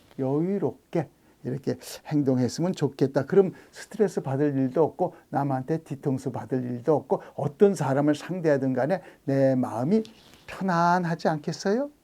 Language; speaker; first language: Korean; native; Korean